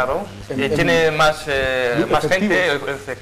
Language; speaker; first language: Spanish; non-native, fluent; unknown